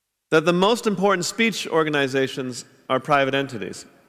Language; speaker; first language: English; native; English